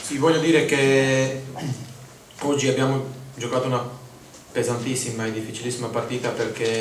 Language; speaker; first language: Italian; non-native, learner; Croatian